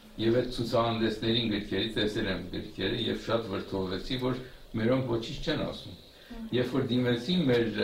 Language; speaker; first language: Armenian; early bilingual, heritage; Armenian